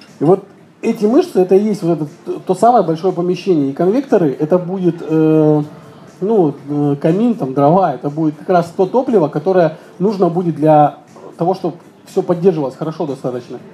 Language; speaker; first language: Russian; native; Russian